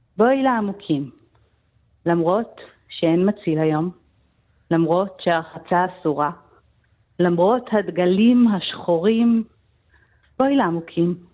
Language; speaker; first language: Hebrew; native; Hebrew